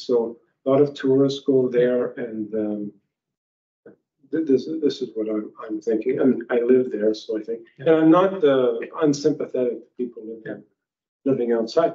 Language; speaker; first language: English; native; English